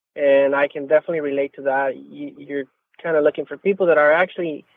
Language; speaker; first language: English; non-native, fluent; Spanish